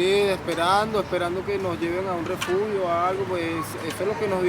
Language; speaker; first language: Spanish; native; Spanish